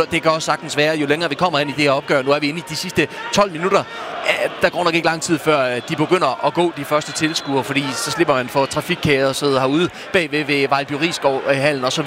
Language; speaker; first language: Danish; native; Danish